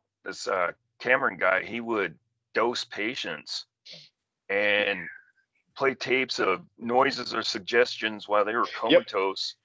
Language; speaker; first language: English; native; English